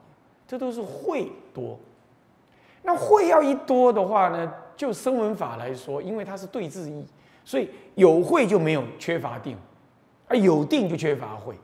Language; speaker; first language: Chinese; native; Chinese